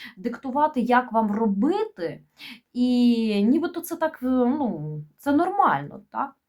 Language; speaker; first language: Ukrainian; non-native, local second language; Russian